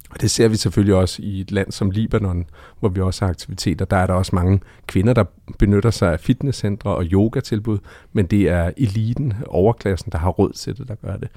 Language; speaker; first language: Danish; native; Danish